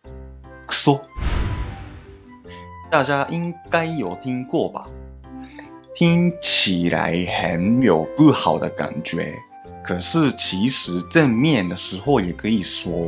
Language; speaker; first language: Chinese; non-native, fluent; Japanese